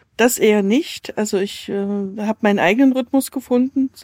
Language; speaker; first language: German; native; German